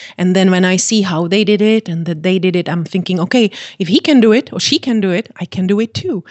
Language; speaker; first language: English; non-native, fluent; Czech